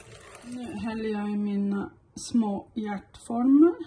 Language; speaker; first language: Swedish; non-native, fluent; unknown